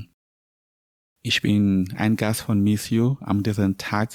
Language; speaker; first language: German; non-native, learner; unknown